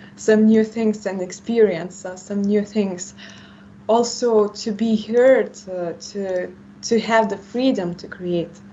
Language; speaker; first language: English; non-native, fluent; Lithuanian